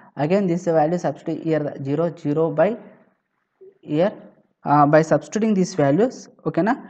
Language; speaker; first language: English; non-native, local second language; Telugu